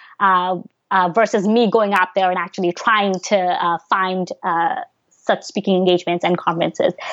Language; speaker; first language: English; early bilingual, other home language; Bangla